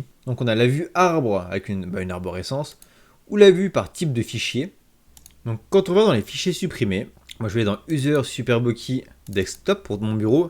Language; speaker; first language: French; native; French